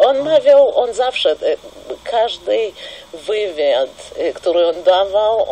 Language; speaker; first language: Polish; non-native, fluent; Russian